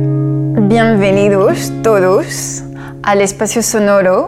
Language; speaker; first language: Spanish; non-native, fluent; French